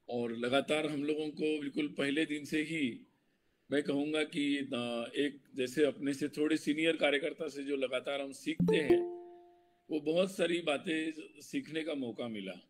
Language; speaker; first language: Hindi; non-native, local second language; Marathi